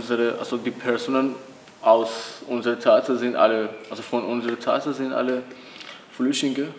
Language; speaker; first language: German; non-native, learner; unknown